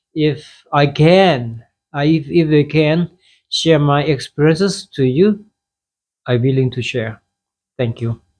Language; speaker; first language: English; non-native, fluent; Thai